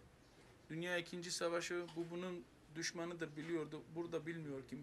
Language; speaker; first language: Turkish; non-native, fluent; Armenian